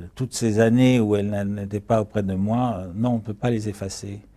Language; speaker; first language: French; early bilingual, other home language; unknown